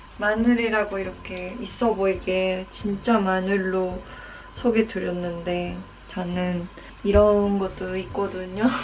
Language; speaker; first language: Korean; non-native, fluent; Japanese